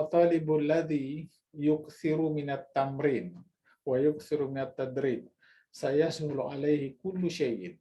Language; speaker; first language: Arabic; non-native, fluent; Indonesian